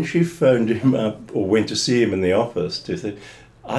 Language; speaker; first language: English; native; English